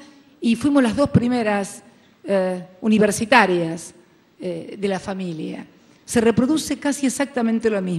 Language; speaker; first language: Spanish; native; Spanish